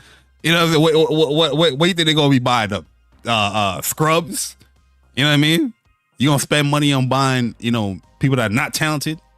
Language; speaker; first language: English; native; English